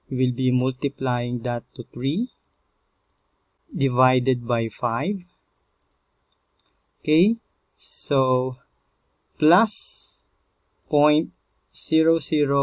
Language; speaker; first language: English; non-native, local second language; Filipino